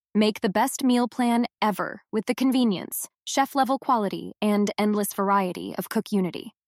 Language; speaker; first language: English; non-native, fluent; Portuguese